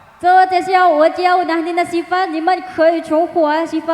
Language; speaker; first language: Chinese; non-native, learner; Indonesian